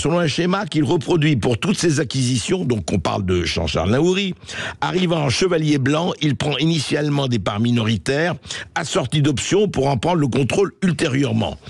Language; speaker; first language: French; native; French